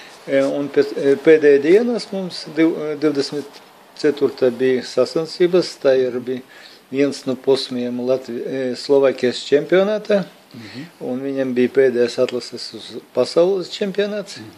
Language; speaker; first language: Latvian; non-native, local second language; Russian